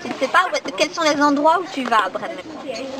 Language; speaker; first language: French; native; French